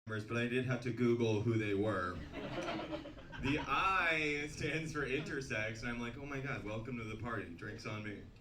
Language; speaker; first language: English; native; English